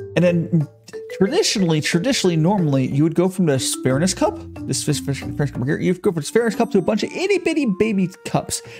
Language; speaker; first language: English; native; English